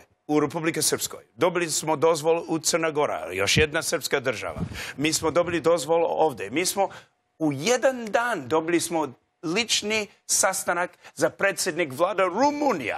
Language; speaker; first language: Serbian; non-native, learner; English